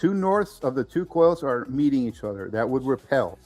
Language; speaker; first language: English; native; English